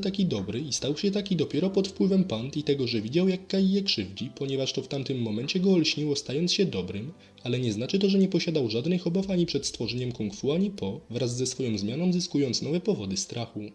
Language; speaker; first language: Polish; native; Polish